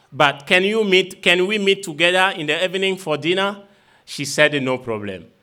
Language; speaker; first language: English; non-native, fluent; Ewe